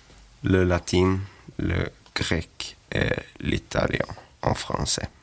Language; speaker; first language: French; non-native, learner; Swedish